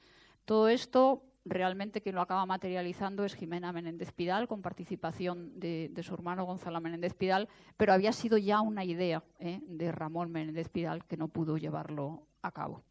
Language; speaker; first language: Spanish; native; Spanish